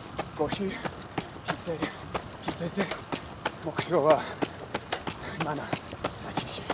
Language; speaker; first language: Japanese; non-native, learner; English